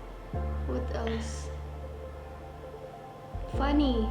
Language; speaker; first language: English; non-native, local second language; Cebuano